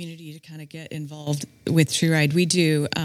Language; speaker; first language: English; native; English